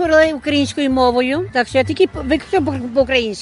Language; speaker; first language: Ukrainian; early bilingual, heritage; Ukrainian